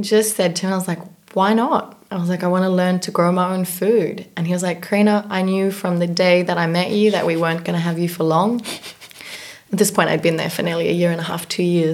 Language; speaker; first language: English; native; English